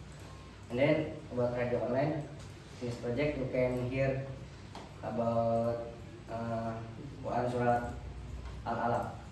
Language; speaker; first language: English; non-native, learner; Indonesian